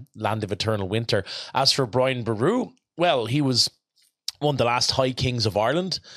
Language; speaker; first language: English; native; English